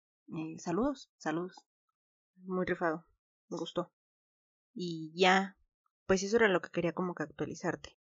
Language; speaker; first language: Spanish; native; Spanish